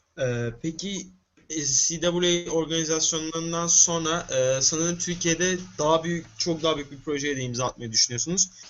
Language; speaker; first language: Turkish; native; Turkish